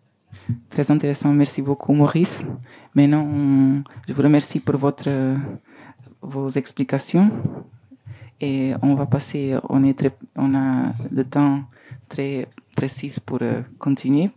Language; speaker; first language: French; non-native, learner; Spanish